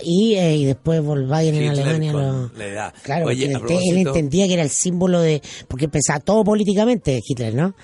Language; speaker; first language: Spanish; native; Spanish